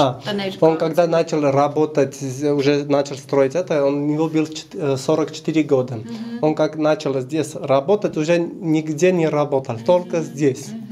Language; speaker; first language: Russian; non-native, local second language; Armenian